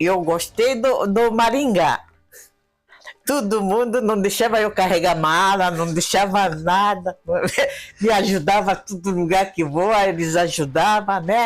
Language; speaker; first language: Portuguese; non-native, fluent; Japanese